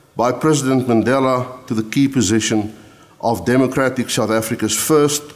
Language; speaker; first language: English; non-native, local second language; Afrikaans